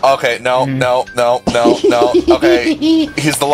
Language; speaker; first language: English; native; English